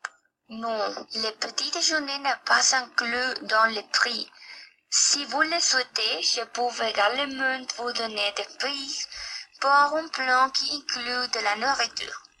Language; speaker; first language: French; non-native, learner; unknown